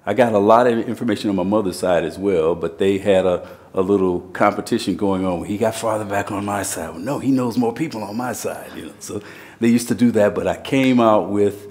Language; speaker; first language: English; native; English